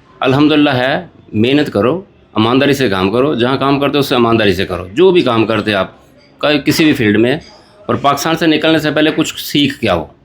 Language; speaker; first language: Urdu; non-native, local second language; Punjabi